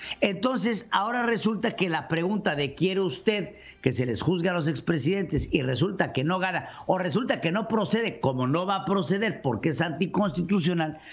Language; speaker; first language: Spanish; native; Spanish